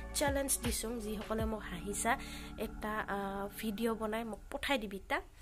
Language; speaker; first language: Assamese; non-native, local second language; Rangpuri